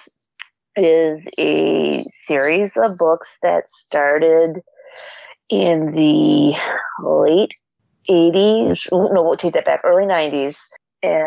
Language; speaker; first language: English; native; English